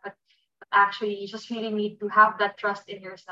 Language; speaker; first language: English; non-native, local second language; Filipino